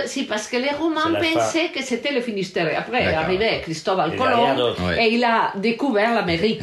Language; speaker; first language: French; non-native, learner; Galician